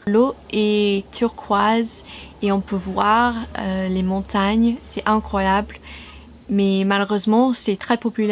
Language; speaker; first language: French; non-native, fluent; English